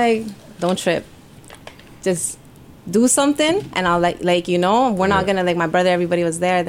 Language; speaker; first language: English; early bilingual, other home language; Spanish